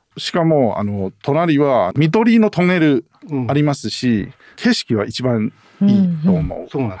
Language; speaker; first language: Japanese; non-native, learner; Chinese